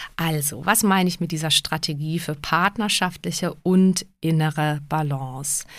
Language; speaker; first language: German; early bilingual, other home language; Czech